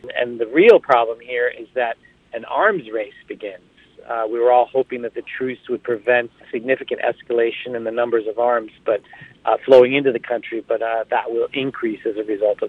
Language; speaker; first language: English; native; English